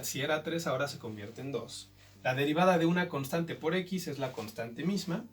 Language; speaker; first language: Spanish; native; Spanish